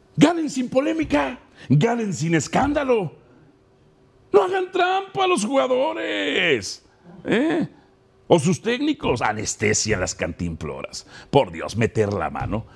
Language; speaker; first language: Spanish; native; Spanish